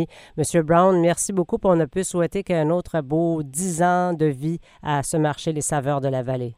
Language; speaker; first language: French; native; French